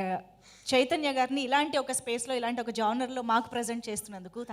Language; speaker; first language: Telugu; native; Telugu